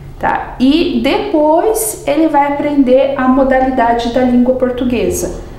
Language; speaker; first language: Portuguese; native; Portuguese